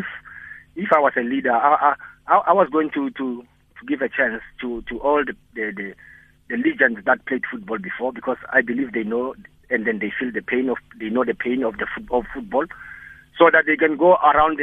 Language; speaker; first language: English; non-native, local second language; Tswana